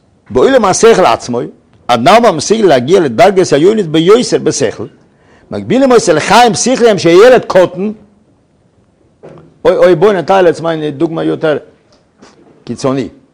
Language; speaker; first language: Hebrew; non-native, fluent; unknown